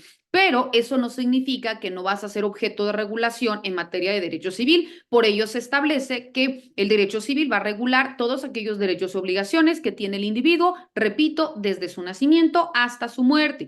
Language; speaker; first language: Spanish; native; Spanish